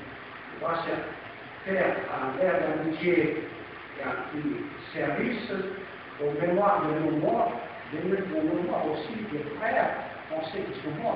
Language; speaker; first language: French; non-native, fluent; Serbian